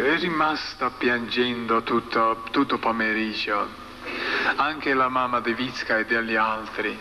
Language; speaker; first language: Italian; non-native, learner; Croatian